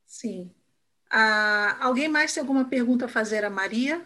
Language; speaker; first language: Spanish; non-native, fluent; Portuguese